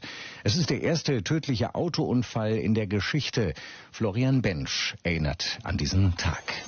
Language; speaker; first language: German; native; German